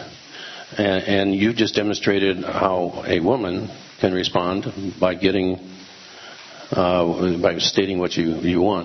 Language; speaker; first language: English; native; English